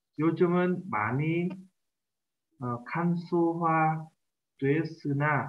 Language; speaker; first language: Korean; non-native, fluent; Vietnamese